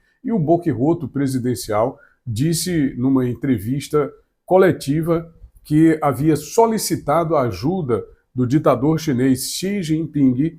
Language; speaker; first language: Portuguese; native; Portuguese